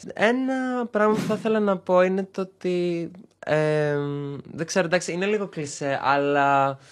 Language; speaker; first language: Greek; early bilingual, other home language; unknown